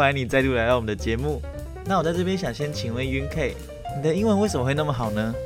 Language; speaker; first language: Chinese; native; Chinese